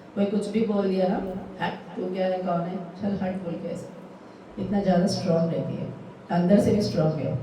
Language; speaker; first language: Hindi; non-native, local second language; Telugu